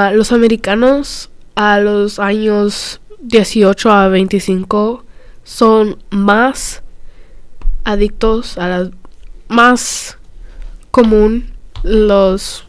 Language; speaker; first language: Spanish; early bilingual, other home language; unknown